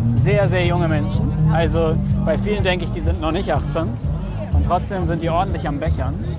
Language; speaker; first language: German; native; German